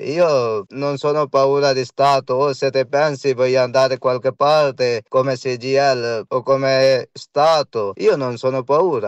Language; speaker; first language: Italian; non-native, learner; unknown